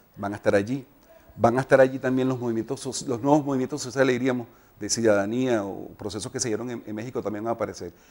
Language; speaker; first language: Spanish; native; Spanish